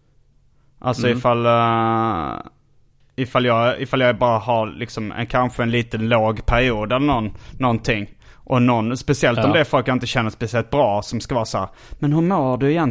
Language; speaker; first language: Swedish; native; Swedish